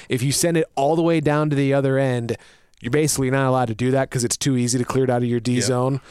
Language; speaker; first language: English; native; English